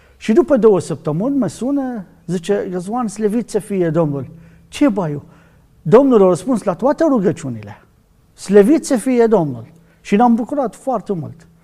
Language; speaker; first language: Romanian; non-native, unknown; Arabic